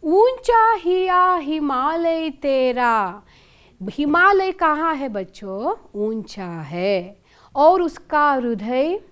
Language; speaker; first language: Hindi; non-native, local second language; Kannada